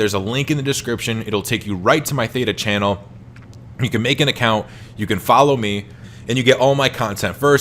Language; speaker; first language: English; native; English